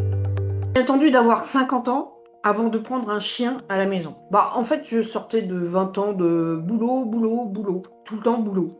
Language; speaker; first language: French; native; French